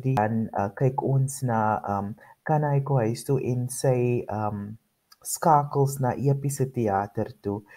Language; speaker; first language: Afrikaans; non-native, local second language; English